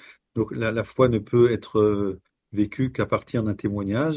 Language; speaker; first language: French; native; French